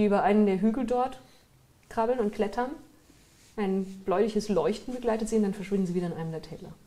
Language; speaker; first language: German; native; German